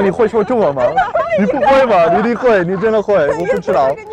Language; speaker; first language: Russian; non-native, learner; Dutch